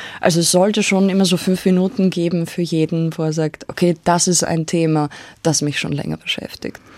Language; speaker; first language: German; native; German